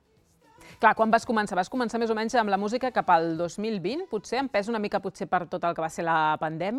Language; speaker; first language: Catalan; native; Catalan